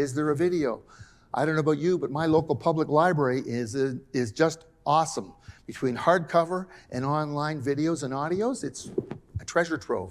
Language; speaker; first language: English; native; English